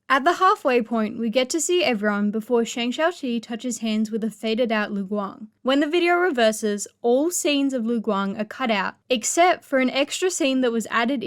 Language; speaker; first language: English; native; English